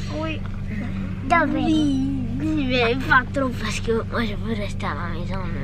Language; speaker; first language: French; early bilingual, heritage; French